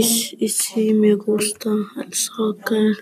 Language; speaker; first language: Spanish; early bilingual, heritage; Spanish